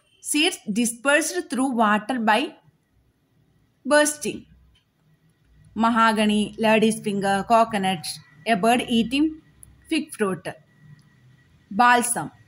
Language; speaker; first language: English; non-native, local second language; Malayalam